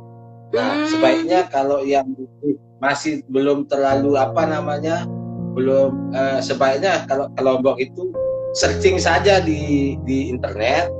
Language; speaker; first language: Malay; non-native, local second language; Sasak